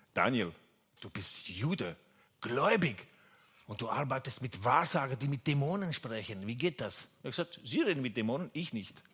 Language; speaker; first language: German; non-native, fluent; Italian